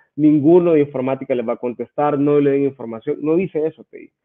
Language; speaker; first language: Spanish; native; Spanish